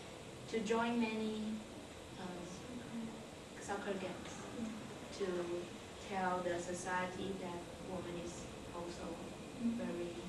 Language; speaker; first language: English; non-native, learner; Chinese